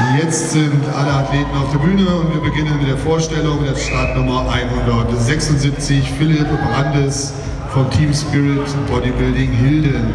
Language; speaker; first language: German; native; German